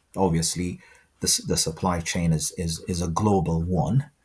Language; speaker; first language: English; non-native, fluent; Amharic